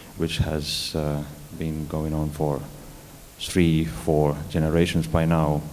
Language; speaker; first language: English; non-native, fluent; Estonian